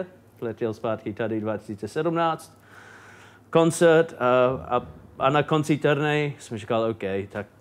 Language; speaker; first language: Czech; non-native, fluent; English